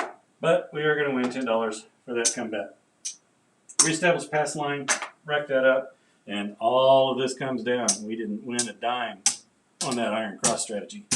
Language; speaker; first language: English; native; English